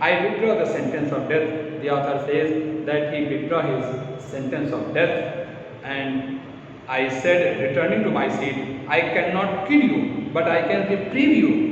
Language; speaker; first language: English; non-native, local second language; Hindi